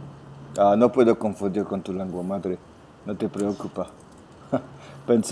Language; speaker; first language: Spanish; non-native, learner; French